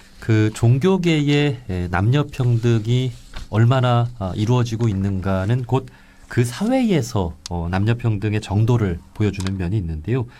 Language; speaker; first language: Korean; native; Korean